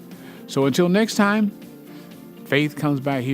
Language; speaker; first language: English; native; English